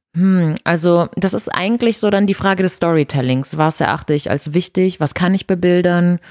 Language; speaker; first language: German; non-native, fluent; Portuguese